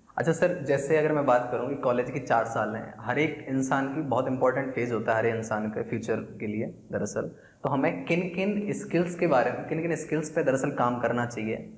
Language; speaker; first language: Hindi; native; Hindi